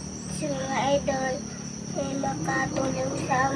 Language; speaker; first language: Filipino; non-native, local second language; Cebuano